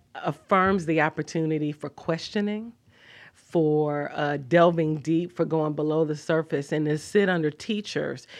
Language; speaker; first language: English; native; English